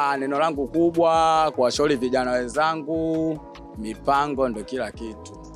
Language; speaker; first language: Swahili; native; Swahili